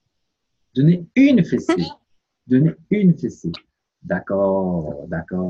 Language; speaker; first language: French; non-native, fluent; Portuguese